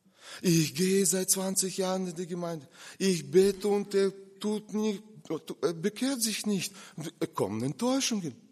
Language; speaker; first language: German; non-native, fluent; Russian